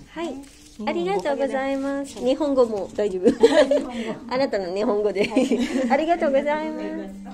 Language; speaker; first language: Japanese; non-native, learner; Hiligaynon